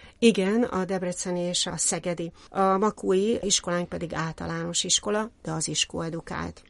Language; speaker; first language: Hungarian; native; Hungarian